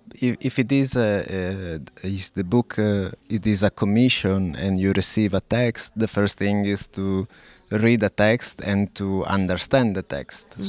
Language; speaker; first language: English; non-native, fluent; Italian